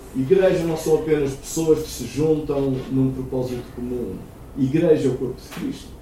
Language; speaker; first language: Portuguese; native; Portuguese